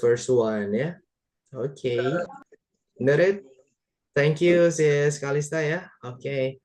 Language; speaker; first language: English; non-native, fluent; Indonesian